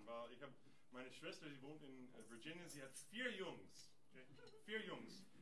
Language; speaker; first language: German; non-native, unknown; English